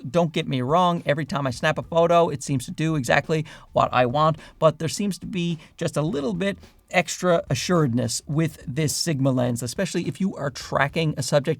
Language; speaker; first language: English; native; English